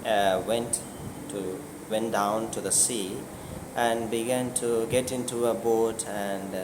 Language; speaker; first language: English; non-native, local second language; Tamil